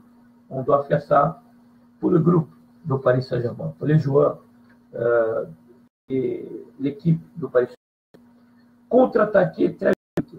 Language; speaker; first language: French; non-native, fluent; Portuguese